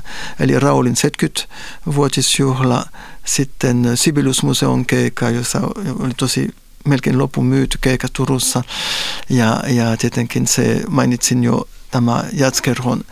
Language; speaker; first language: Finnish; non-native, fluent; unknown